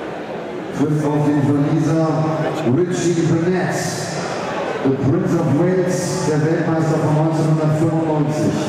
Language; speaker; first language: German; native; German